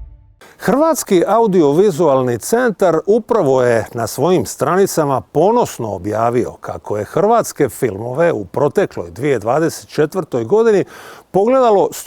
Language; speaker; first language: Bosnian; native; Bosnian